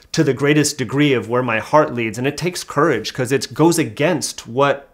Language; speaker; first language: English; native; English